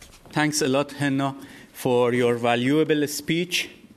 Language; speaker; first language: English; non-native, fluent; Persian